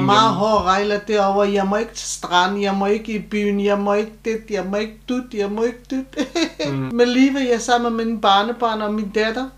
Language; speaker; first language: Danish; non-native, learner; Turkish